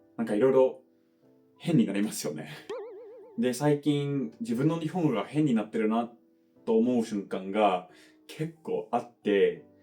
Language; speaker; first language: Japanese; non-native, fluent; English